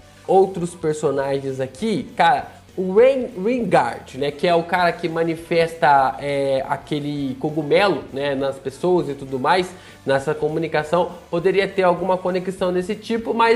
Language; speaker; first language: Portuguese; native; Portuguese